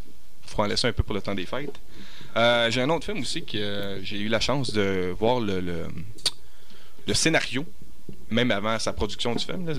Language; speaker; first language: French; native; French